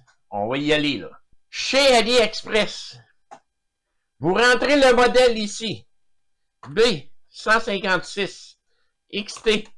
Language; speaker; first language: French; native; French